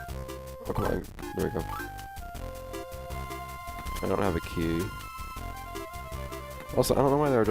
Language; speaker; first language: English; native; English